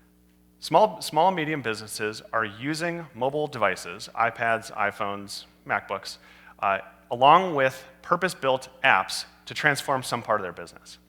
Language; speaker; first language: English; native; English